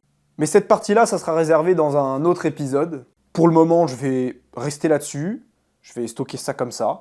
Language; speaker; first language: French; native; French